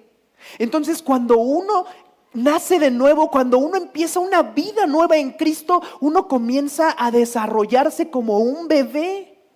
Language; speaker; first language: Spanish; native; Spanish